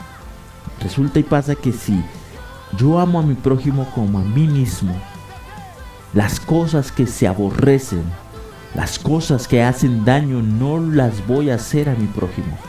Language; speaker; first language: Spanish; native; Spanish